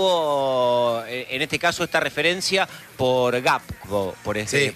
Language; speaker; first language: Spanish; native; Spanish